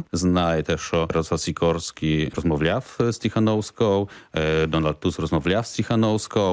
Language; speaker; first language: Ukrainian; non-native, learner; Polish